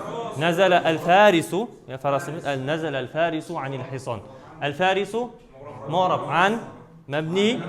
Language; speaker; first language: Arabic; non-native, fluent; Kazakh